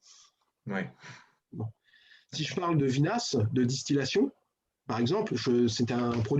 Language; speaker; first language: French; native; French